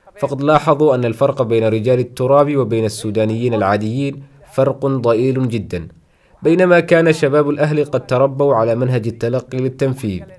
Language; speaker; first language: Arabic; non-native, local second language; Somali